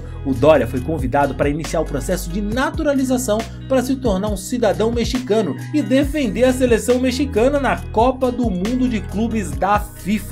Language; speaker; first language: Portuguese; native; Portuguese